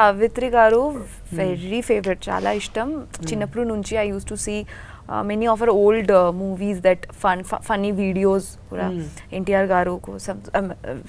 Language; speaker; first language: Telugu; non-native, learner; Bangla